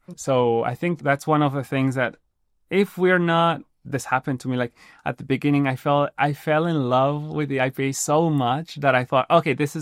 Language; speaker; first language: English; non-native, fluent; Spanish